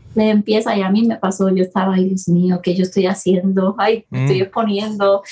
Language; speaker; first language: Spanish; native; Spanish